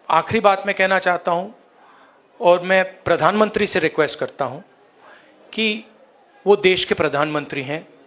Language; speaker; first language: Hindi; native; Hindi